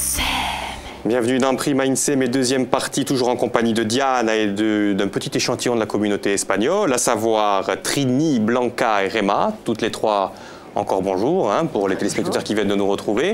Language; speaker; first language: French; native; French